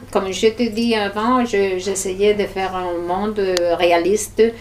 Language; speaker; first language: French; non-native, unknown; Spanish